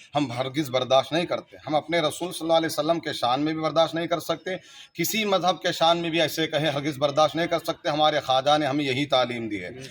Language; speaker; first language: Urdu; native; Urdu